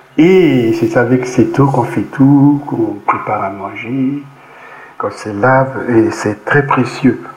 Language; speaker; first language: French; non-native, local second language; Kongo